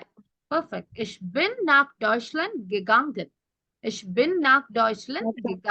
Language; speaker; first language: German; non-native, fluent; Malayalam